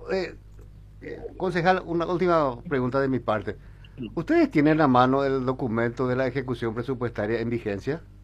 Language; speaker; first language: Spanish; native; Spanish